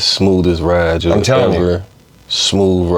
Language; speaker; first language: English; native; English